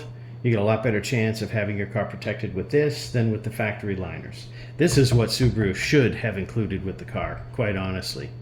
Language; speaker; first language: English; native; English